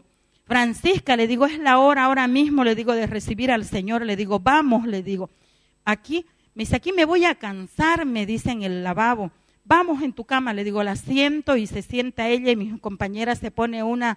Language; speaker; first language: Spanish; native; Spanish